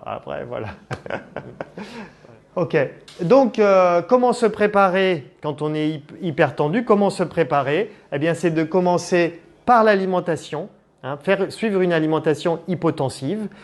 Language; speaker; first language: French; native; French